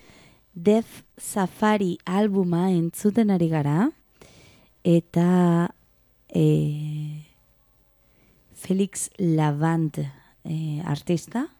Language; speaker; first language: Basque; non-native, local second language; Spanish